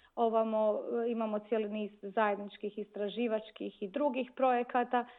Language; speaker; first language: Croatian; native; Croatian